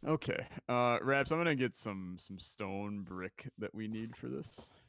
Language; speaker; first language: English; native; English